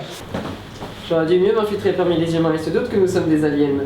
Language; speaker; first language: French; native; French